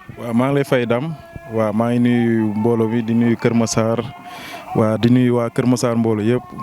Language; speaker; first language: Wolof; non-native, local second language; Jola-Fonyi